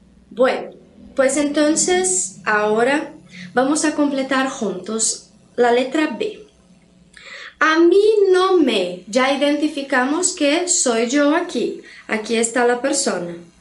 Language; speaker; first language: Spanish; non-native, fluent; Portuguese